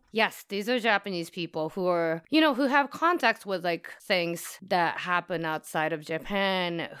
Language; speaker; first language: English; non-native, fluent; Japanese